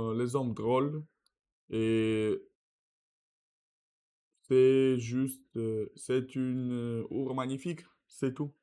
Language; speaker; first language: French; non-native, learner; Russian